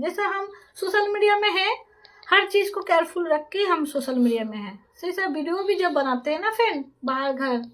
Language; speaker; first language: Hindi; non-native, local second language; Bangla